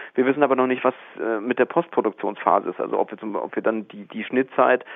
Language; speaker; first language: German; native; German